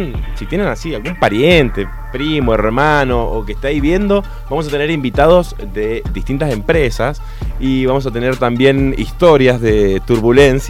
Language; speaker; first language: Spanish; native; Spanish